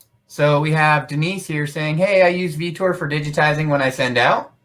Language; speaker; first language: English; native; English